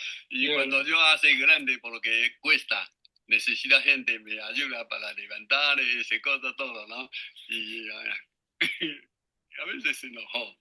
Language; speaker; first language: Spanish; non-native, learner; Chinese